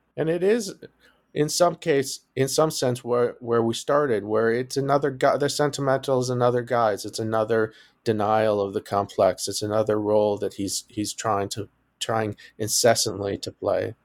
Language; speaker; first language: English; native; English